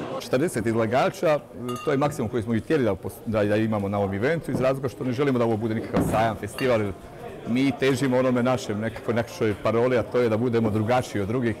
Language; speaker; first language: Croatian; native; Croatian